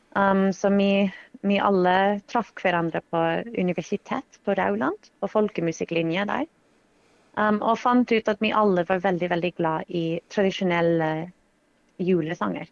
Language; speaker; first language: Norwegian; non-native, fluent; English